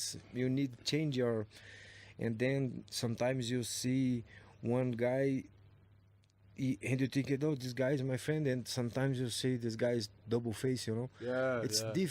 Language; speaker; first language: English; non-native, learner; Portuguese